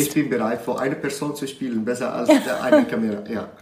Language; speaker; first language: German; non-native, learner; Arabic